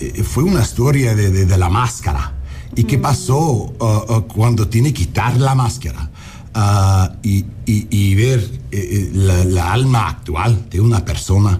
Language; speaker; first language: Spanish; non-native, learner; English